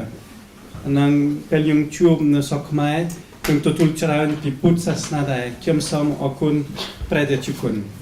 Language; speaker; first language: Khmer; non-native, fluent; French